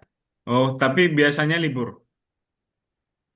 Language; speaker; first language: Indonesian; native; Indonesian